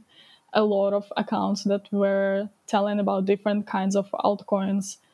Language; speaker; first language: English; non-native, fluent; Ukrainian